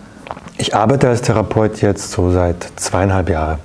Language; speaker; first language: German; native; German